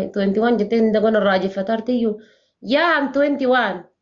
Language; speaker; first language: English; non-native, learner; Oromo